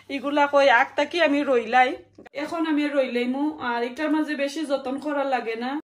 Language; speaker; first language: Bangla; non-native, local second language; Sylheti